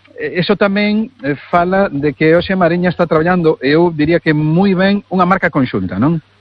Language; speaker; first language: Galician; non-native, local second language; Spanish